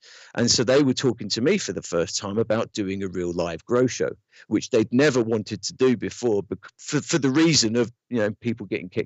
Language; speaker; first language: English; native; English